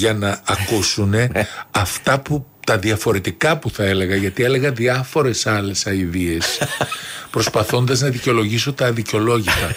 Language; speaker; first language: Greek; native; Greek